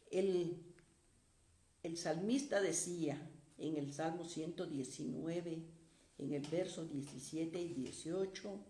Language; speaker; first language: Spanish; native; Spanish